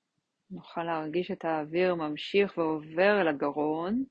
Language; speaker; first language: Hebrew; native; Hebrew